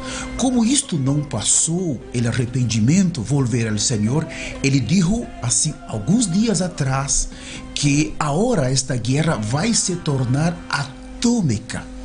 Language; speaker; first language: Spanish; non-native, learner; Portuguese